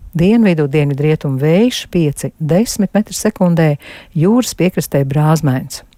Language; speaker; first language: Latvian; native; Latvian